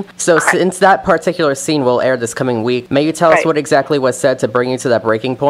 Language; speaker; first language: English; native; English